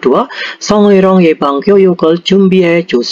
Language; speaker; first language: Korean; non-native, learner; Indonesian